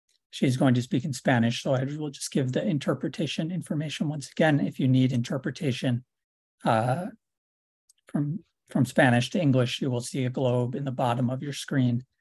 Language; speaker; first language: English; native; English